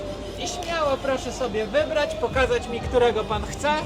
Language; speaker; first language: Polish; native; Polish